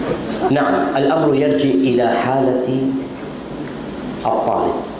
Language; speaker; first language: Arabic; non-native, fluent; Indonesian